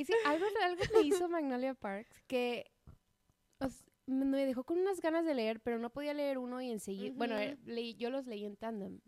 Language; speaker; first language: Spanish; native; Spanish